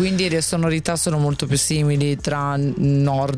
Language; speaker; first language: Italian; native; Italian